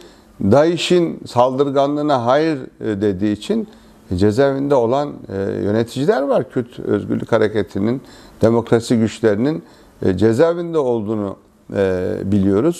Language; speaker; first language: Turkish; native; Turkish